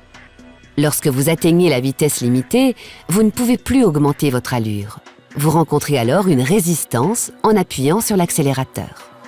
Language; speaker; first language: French; native; French